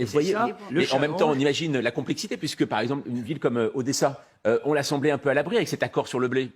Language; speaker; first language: French; native; French